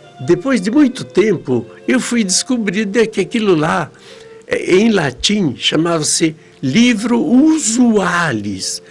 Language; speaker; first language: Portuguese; early bilingual, other home language; Polish